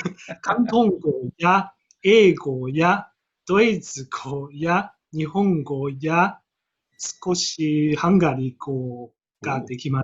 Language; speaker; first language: Japanese; non-native, learner; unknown